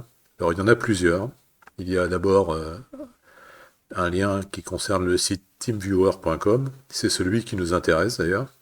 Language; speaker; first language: French; native; French